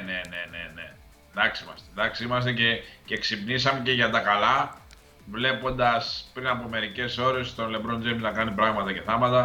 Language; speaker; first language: Greek; native; Greek